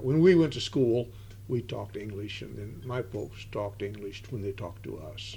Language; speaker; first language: English; early bilingual, other home language; Dutch